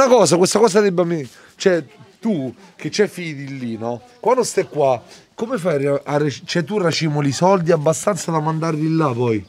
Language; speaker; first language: Italian; native; Italian